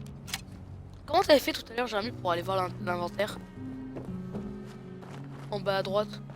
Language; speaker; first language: French; native; French